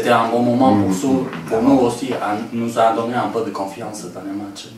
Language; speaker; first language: French; non-native, fluent; Portuguese